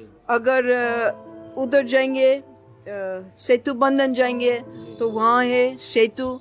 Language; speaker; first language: Hindi; non-native, fluent; English